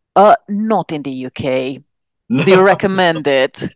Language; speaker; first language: English; non-native, fluent; Romanian